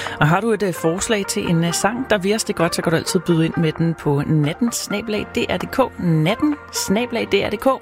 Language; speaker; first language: Danish; native; Danish